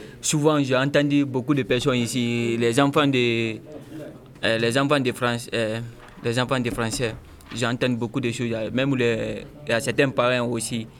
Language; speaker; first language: French; non-native, learner; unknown